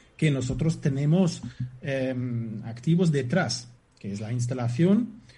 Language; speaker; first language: Spanish; non-native, fluent; German